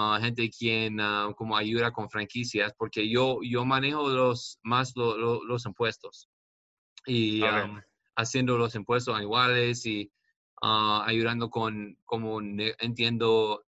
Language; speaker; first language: Spanish; non-native, learner; English